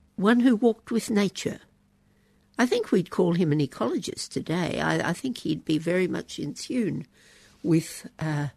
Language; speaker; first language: English; native; English